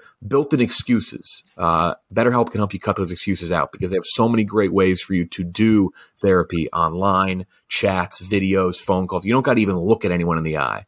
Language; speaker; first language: English; native; English